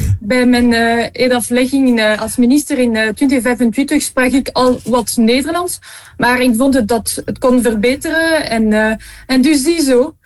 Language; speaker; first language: Dutch; non-native, local second language; French